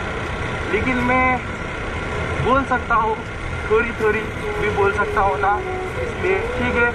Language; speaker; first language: Hindi; non-native, learner; Nepali